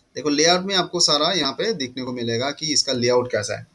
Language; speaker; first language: Hindi; non-native, local second language; Bangla